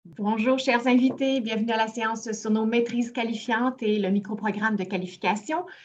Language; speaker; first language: French; native; French